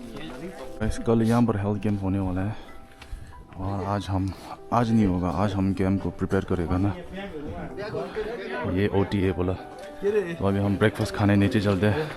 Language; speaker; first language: Hindi; non-native, fluent; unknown